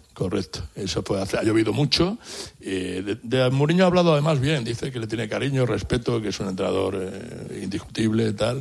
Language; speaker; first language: Spanish; native; Spanish